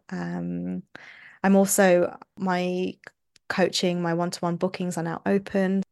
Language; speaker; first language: English; native; English